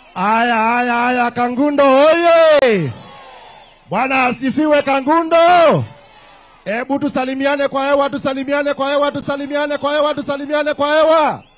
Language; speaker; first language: Swahili; non-native, local second language; Kamba